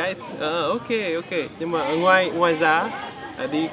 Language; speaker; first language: Vietnamese; non-native, learner; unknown